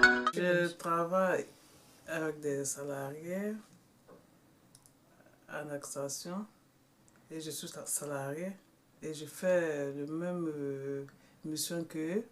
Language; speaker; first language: French; non-native, learner; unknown